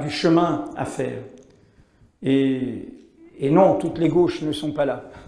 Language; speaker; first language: French; native; French